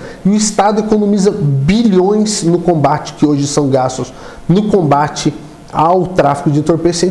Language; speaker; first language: Portuguese; native; Portuguese